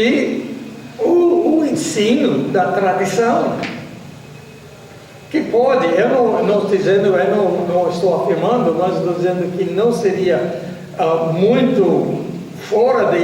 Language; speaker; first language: Portuguese; non-native, fluent; English